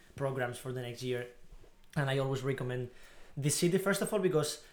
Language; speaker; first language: English; non-native, fluent; Spanish